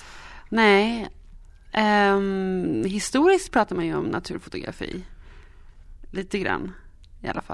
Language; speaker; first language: Swedish; native; Swedish